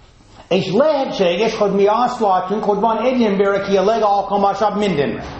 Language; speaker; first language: Hungarian; non-native, fluent; English